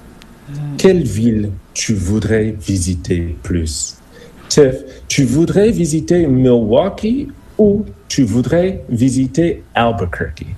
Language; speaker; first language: French; non-native, fluent; English